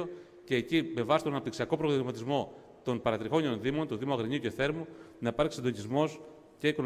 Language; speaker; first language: Greek; native; Greek